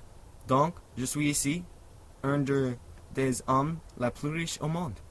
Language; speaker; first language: French; non-native, learner; English